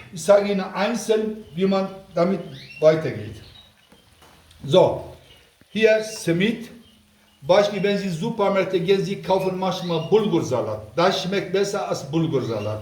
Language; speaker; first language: German; non-native, local second language; Kurdish